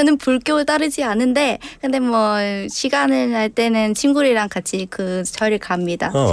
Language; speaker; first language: Korean; non-native, learner; Vietnamese